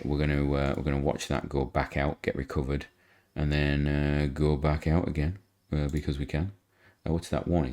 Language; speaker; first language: English; native; English